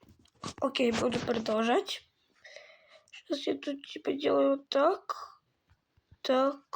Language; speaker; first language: Russian; native; Russian